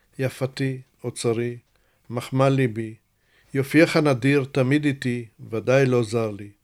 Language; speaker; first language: Hebrew; early bilingual, other home language; Russian